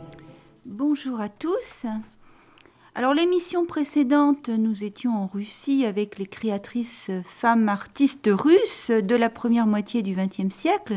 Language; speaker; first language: French; native; French